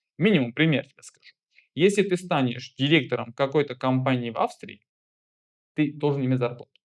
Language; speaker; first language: Russian; non-native, fluent; Armenian